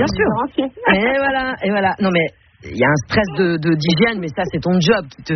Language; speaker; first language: French; native; French